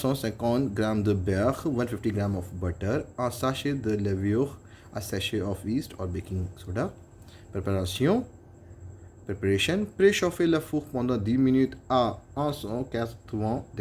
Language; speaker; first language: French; non-native, fluent; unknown